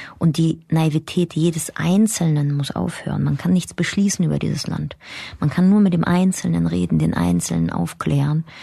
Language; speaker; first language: German; early bilingual, other home language; Russian